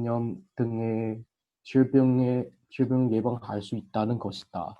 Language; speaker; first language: Korean; non-native, learner; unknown